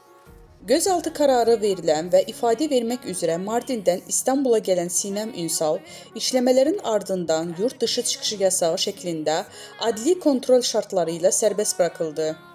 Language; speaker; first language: Turkish; native; Turkish